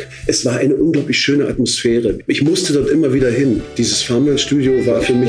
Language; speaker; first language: German; native; German